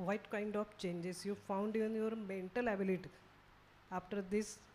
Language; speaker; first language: English; non-native, local second language; Marathi